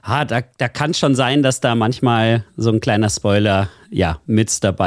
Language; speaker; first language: German; native; German